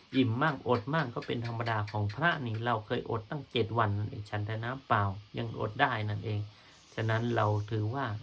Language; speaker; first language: Thai; native; Thai